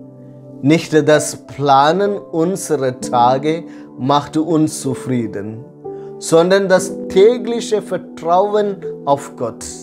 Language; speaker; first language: German; non-native, fluent; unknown